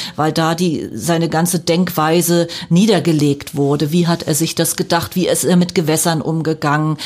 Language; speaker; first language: German; native; German